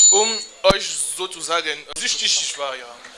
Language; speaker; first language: German; non-native, learner; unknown